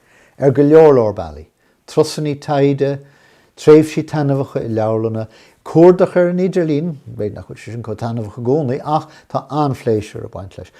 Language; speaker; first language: Irish; non-native, local second language; English